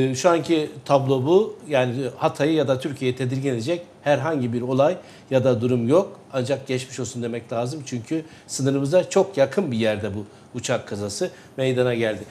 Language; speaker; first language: Turkish; native; Turkish